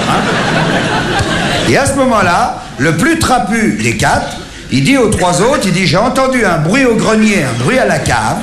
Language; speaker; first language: French; native; French